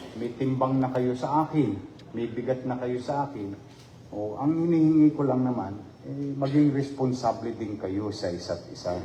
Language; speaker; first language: Filipino; native; Filipino